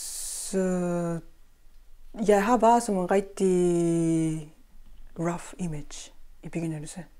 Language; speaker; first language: Danish; non-native, fluent; Japanese